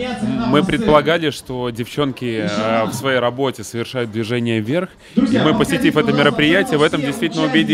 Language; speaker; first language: Russian; native; Russian